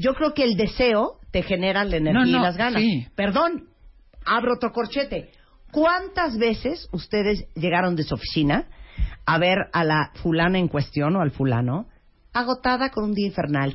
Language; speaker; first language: Spanish; native; Spanish